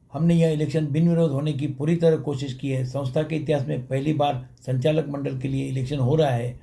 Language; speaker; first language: Hindi; non-native, local second language; Sindhi